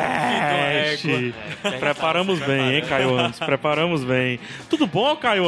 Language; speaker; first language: Portuguese; native; Portuguese